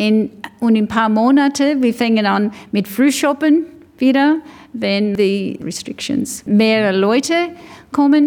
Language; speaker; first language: German; early bilingual, heritage; English